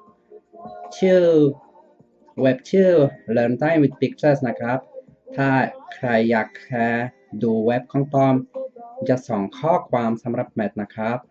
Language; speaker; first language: Thai; non-native, learner; Dutch